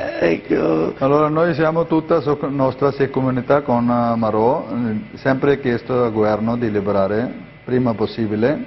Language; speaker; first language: Italian; non-native, learner; Punjabi